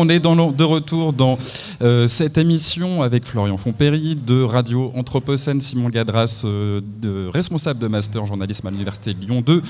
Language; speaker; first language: French; native; French